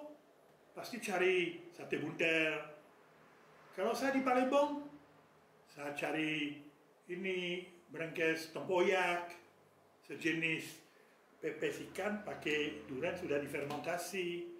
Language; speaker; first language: Indonesian; non-native, fluent; French